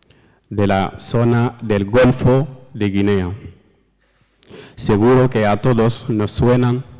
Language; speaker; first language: Spanish; non-native, learner; Fula